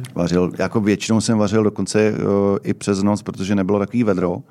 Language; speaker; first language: Czech; native; Czech